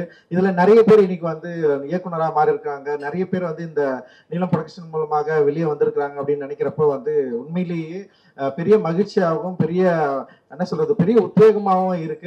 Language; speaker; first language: Tamil; native; Tamil